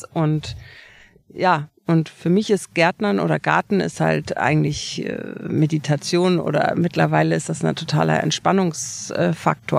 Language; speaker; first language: German; native; German